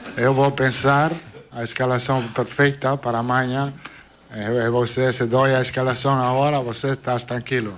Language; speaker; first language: Portuguese; non-native, fluent; Italian